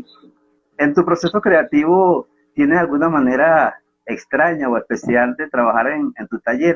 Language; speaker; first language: Spanish; native; Spanish